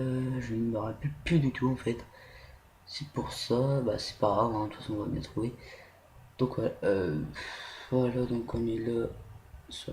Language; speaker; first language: French; native; French